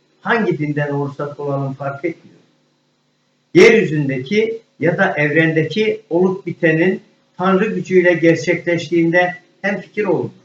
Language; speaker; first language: Turkish; native; Turkish